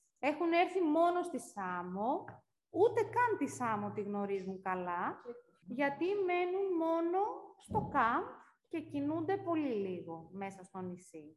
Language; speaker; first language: Greek; native; Greek